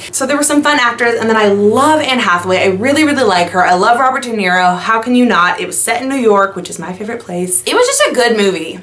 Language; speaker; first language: English; native; English